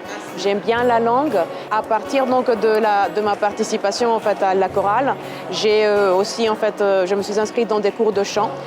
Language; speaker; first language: French; non-native, fluent; Spanish